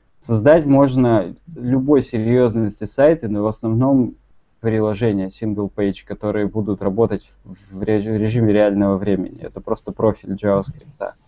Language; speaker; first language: Russian; native; Russian